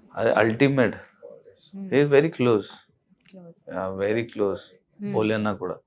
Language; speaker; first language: Telugu; non-native, local second language; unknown